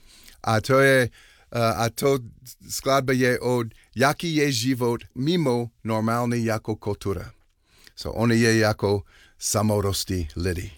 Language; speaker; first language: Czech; non-native, learner; English